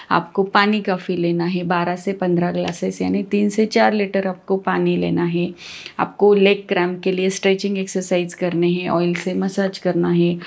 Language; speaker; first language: Hindi; non-native, local second language; Marathi